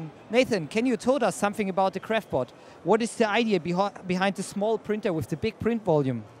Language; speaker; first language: English; non-native, fluent; German